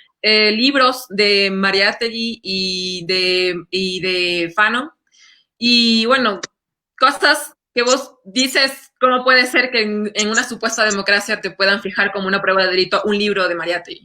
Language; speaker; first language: Spanish; native; Spanish